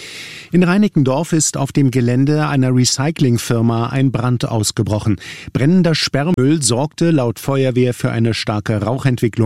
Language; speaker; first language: German; native; German